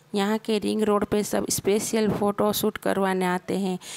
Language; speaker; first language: Hindi; non-native, local second language; Gujarati